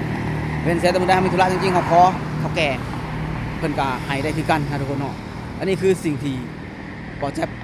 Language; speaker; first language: Thai; non-native, local second language; Northeastern Thai